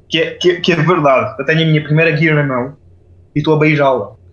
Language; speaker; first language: Portuguese; non-native, fluent; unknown